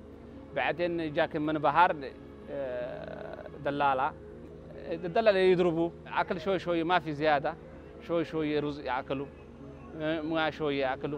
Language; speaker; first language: Arabic; non-native, learner; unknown